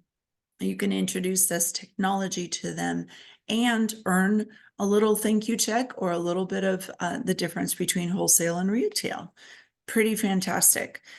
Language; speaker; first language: English; native; English